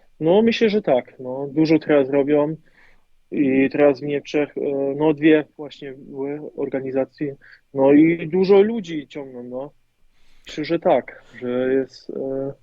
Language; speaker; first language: Polish; early bilingual, heritage; German